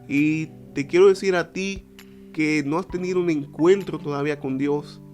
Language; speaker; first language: Spanish; native; Spanish